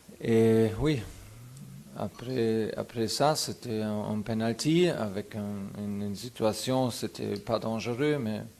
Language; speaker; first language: French; non-native, fluent; German